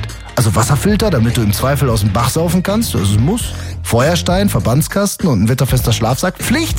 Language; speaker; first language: German; native; German